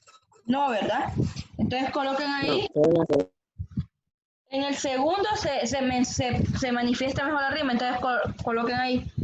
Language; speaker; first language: Spanish; native; Spanish